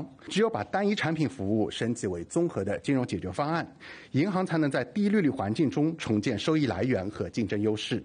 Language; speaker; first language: Chinese; native; Chinese